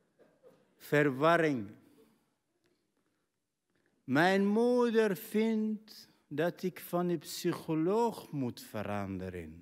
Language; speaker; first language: Dutch; non-native, fluent; Arabic